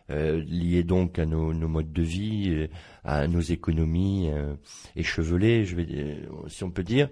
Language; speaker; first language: French; native; French